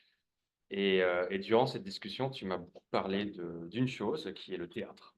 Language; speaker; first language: French; native; French